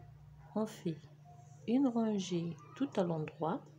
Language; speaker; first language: French; native; French